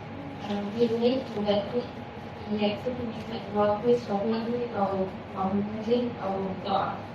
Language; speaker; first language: Arabic; non-native, learner; Malay